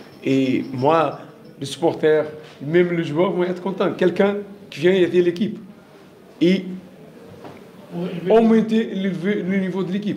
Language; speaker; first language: French; non-native, learner; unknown